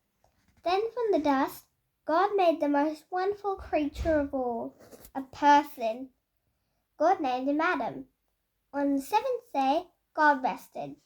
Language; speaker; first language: English; native; English